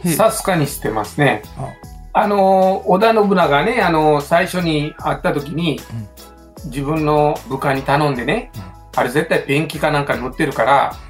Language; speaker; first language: Japanese; non-native, fluent; Sinhala